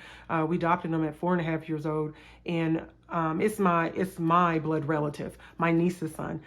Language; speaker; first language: English; native; English